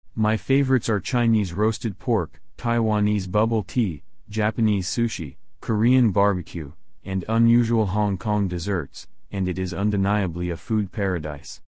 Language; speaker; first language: English; non-native, local second language; Cantonese